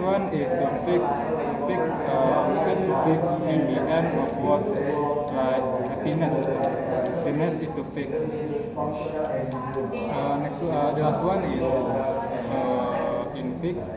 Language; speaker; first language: English; non-native, learner; Indonesian